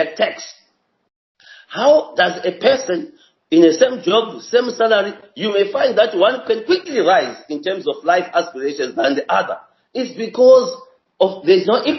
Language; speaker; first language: English; non-native, local second language; Shona